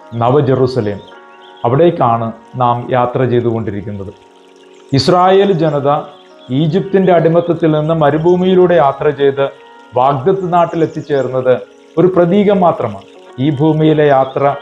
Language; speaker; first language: Malayalam; native; Malayalam